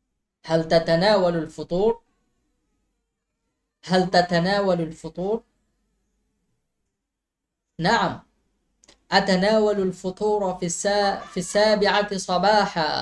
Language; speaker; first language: Arabic; non-native, fluent; Bangla